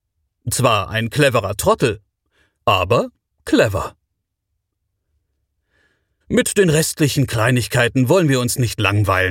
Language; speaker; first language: German; native; German